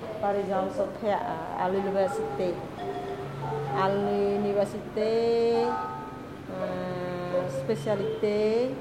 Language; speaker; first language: French; non-native, learner; Khmer